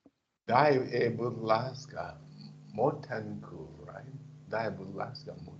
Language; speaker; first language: Ukrainian; non-native, learner; English